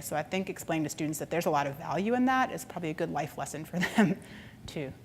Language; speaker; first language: English; native; English